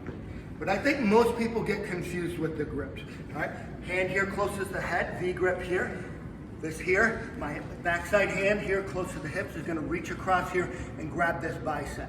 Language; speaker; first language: English; native; English